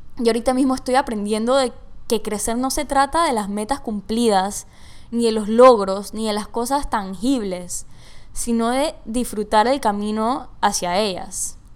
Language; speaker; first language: Spanish; native; Spanish